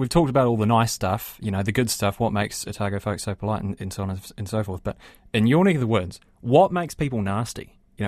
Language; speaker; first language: English; native; English